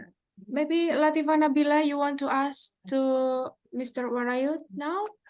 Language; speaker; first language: English; non-native, fluent; Indonesian